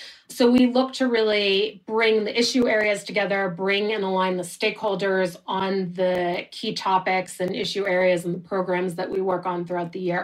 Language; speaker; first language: English; native; English